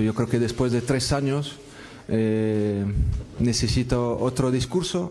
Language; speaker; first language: Spanish; non-native, fluent; French